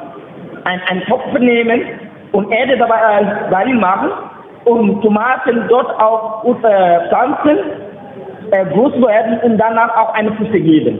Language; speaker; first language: German; non-native, learner; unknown